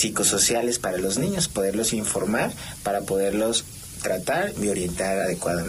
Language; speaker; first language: Spanish; native; Spanish